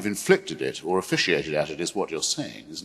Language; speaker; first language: English; native; English